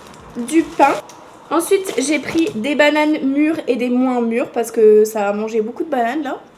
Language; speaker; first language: French; native; French